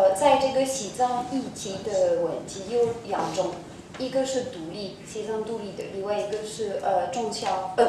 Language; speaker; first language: Chinese; non-native, fluent; French